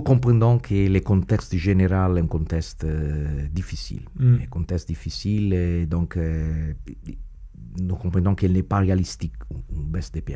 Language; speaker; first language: French; non-native, fluent; Italian